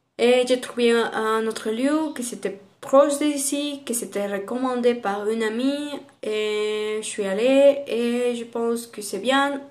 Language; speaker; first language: French; non-native, learner; Spanish